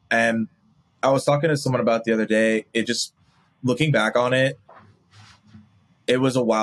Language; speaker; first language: English; native; English